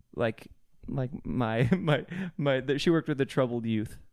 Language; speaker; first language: English; native; English